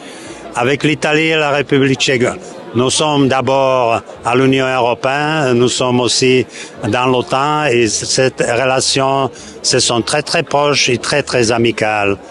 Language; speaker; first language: French; non-native, learner; Czech